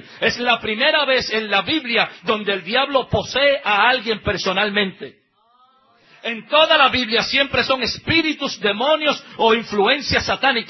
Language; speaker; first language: Spanish; native; Spanish